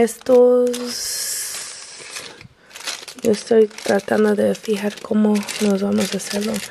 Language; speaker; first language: Spanish; non-native, learner; English